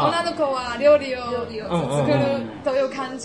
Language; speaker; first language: Japanese; non-native, learner; Chinese